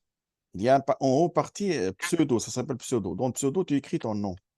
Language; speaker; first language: French; non-native, fluent; Arabic